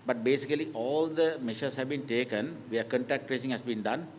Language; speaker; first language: English; non-native, local second language; Sinhala